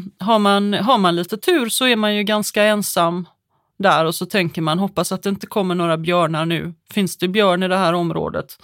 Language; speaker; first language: Swedish; native; Swedish